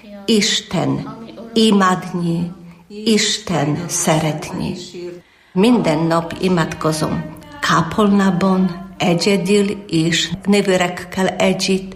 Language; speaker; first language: Hungarian; non-native, learner; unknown